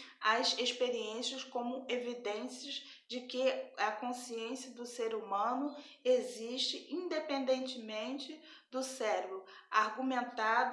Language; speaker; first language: Portuguese; native; Portuguese